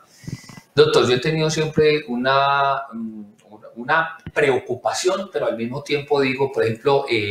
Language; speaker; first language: Spanish; native; Spanish